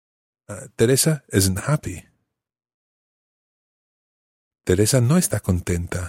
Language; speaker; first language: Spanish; non-native, fluent; English